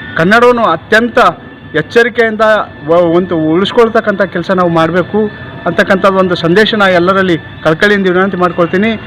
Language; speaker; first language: Kannada; native; Kannada